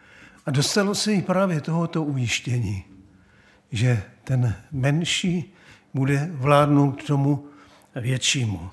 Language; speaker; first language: Czech; native; Czech